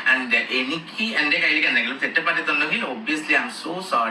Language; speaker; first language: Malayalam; non-native, fluent; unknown